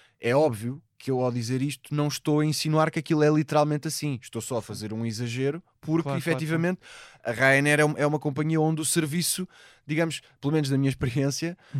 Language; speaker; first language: Portuguese; native; Portuguese